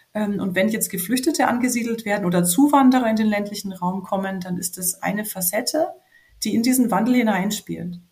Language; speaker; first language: German; native; German